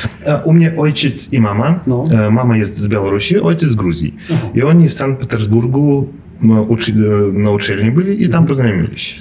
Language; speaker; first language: Polish; non-native, fluent; Russian